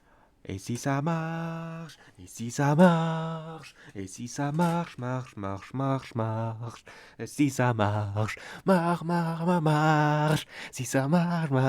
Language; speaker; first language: French; native; French